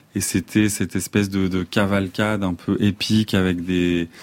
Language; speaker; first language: French; native; French